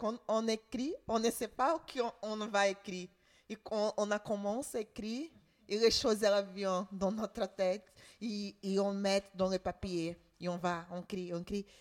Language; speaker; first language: French; non-native, learner; Portuguese